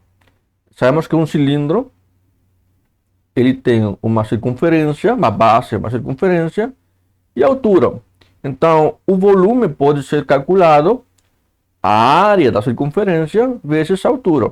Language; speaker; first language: Portuguese; native; Portuguese